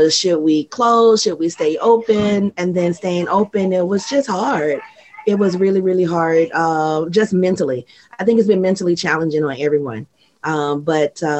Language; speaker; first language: English; native; English